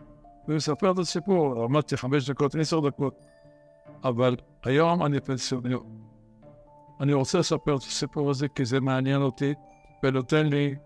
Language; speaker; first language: Hebrew; early bilingual, other home language; Arabic